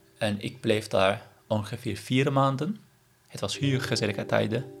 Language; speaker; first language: Dutch; non-native, learner; Turkish